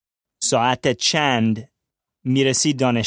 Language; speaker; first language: Persian; non-native, learner; English